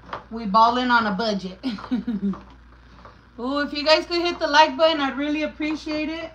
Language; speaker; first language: English; early bilingual, other home language; Spanish